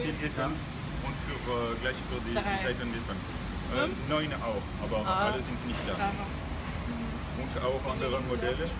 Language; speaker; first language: German; non-native, learner; French